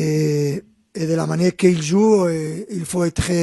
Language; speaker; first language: French; non-native, fluent; Spanish